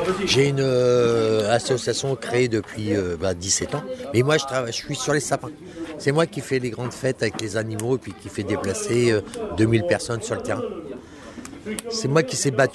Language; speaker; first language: French; native; French